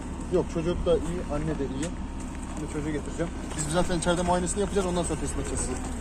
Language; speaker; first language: Turkish; native; Turkish